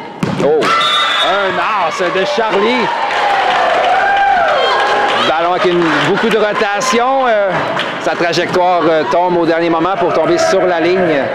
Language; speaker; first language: French; native; French